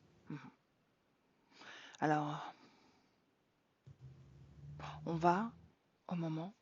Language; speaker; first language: French; native; French